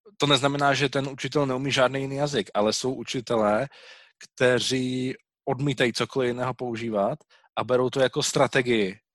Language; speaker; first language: Czech; native; Czech